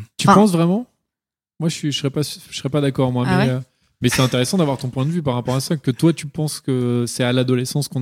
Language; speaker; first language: French; native; French